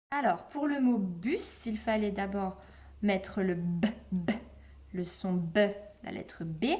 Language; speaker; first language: French; native; French